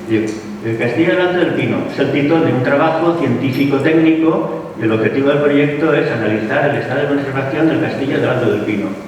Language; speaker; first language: Spanish; non-native, local second language; Catalan